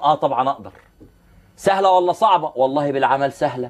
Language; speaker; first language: Arabic; native; Arabic